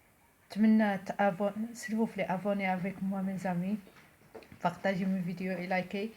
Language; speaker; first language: French; non-native, local second language; Arabic